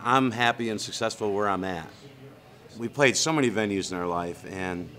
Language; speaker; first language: English; native; English